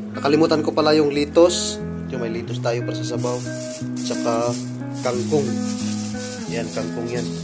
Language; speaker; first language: Filipino; non-native, local second language; Cebuano